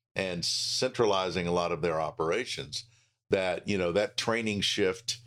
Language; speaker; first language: English; native; English